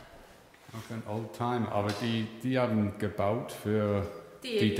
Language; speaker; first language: German; non-native, fluent; English